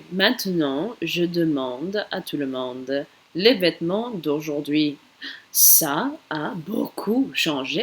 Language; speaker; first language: French; non-native, fluent; English